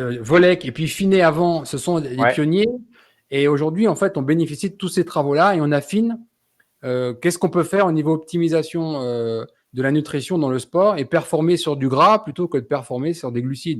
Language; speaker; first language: French; native; French